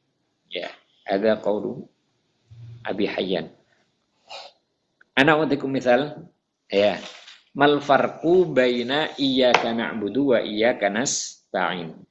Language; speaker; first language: Arabic; non-native, fluent; Indonesian